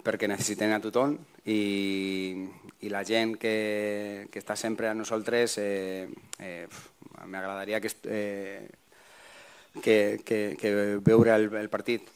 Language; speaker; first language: Catalan; non-native, learner; Spanish